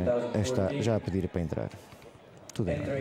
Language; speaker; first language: Portuguese; native; Portuguese